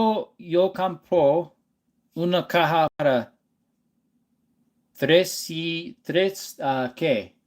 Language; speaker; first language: Spanish; non-native, learner; English